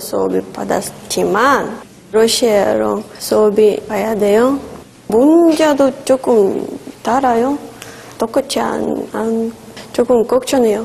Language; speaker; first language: Korean; non-native, learner; Russian